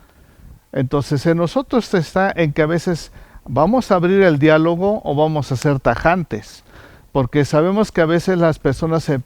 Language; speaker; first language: Spanish; native; Spanish